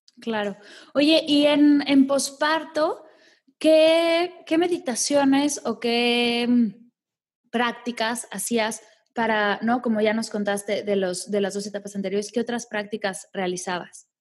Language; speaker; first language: Spanish; native; Spanish